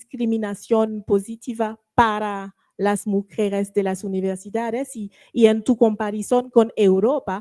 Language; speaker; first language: Spanish; non-native, learner; French